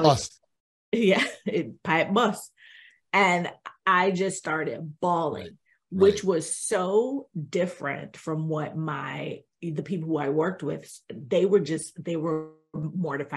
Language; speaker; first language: English; native; English